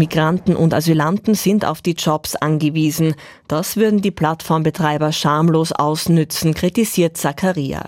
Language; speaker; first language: German; native; German